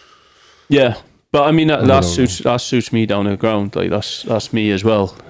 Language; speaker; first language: English; native; English